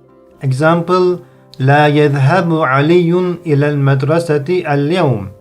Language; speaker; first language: Arabic; non-native, fluent; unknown